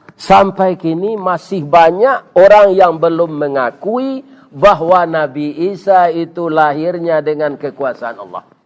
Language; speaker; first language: Malay; non-native, local second language; Minangkabau